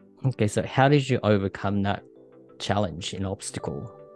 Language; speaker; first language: English; non-native, fluent; Japanese